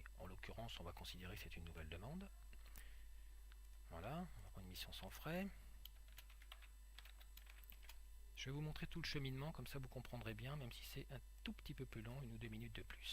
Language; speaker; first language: French; native; French